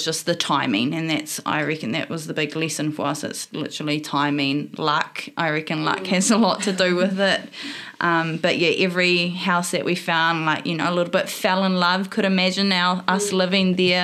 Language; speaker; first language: English; native; English